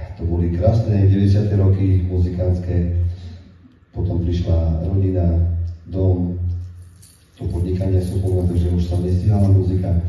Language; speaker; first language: Slovak; non-native, local second language; Rusyn